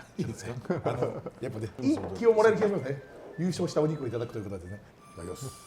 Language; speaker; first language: Japanese; native; Japanese